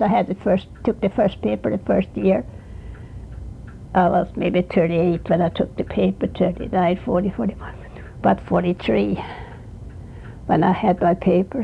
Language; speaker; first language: English; non-native, fluent; Swedish